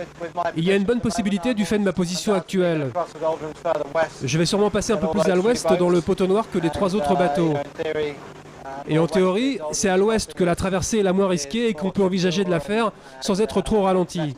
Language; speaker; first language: French; native; French